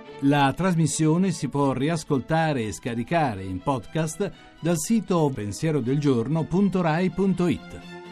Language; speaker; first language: Italian; native; Italian